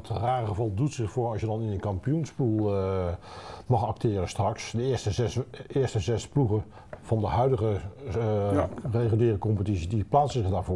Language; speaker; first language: Dutch; native; Dutch